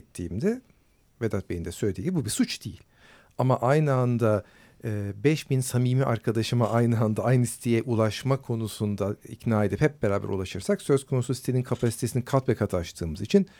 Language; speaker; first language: Turkish; native; Turkish